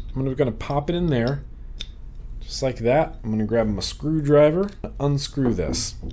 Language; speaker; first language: English; native; English